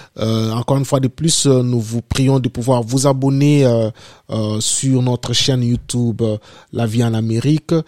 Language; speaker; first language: French; non-native, local second language; Lingala